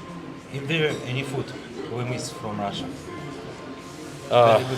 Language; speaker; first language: English; non-native, learner; Russian